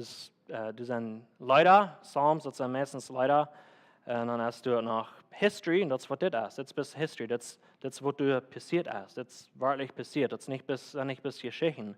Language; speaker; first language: German; non-native, learner; Plautdietsch